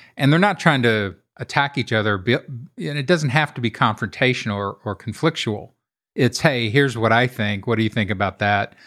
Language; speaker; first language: English; native; English